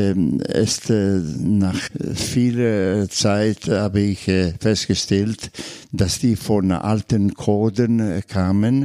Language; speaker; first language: German; non-native, fluent; Italian